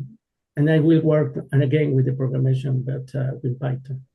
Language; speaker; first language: English; non-native, learner; Spanish